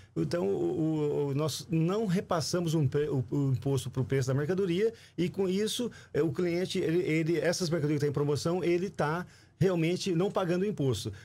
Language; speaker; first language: Portuguese; native; Portuguese